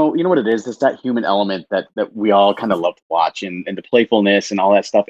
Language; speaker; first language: English; native; English